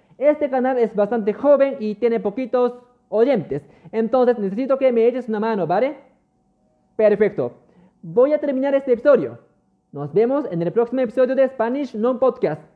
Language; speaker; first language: Spanish; non-native, fluent; Japanese